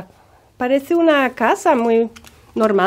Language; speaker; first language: Spanish; non-native, fluent; Swedish